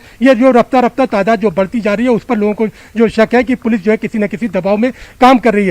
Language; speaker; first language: Hindi; native; Hindi